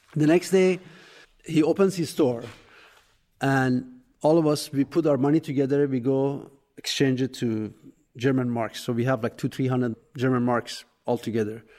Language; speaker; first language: English; non-native, fluent; Persian